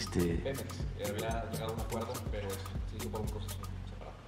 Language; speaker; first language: Spanish; native; Spanish